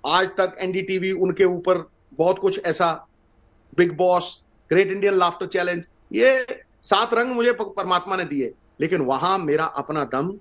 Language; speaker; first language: Hindi; non-native, local second language; Punjabi